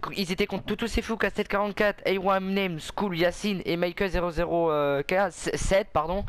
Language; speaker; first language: French; native; French